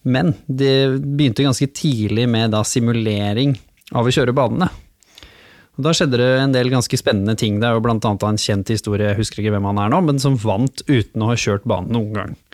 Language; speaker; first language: Norwegian; native; Norwegian